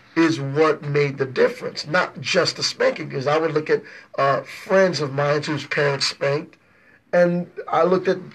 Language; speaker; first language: English; early bilingual, other home language; Haitian Creole